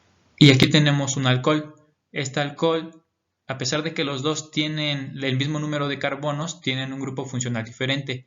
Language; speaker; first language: Spanish; native; Spanish